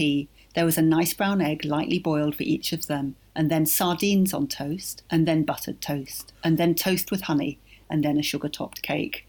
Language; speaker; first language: English; native; English